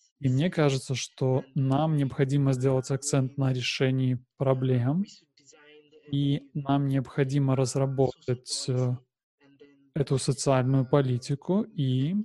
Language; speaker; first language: Russian; non-native, learner; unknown